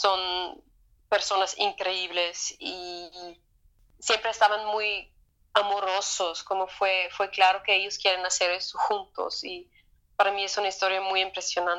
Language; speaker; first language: Spanish; non-native, fluent; German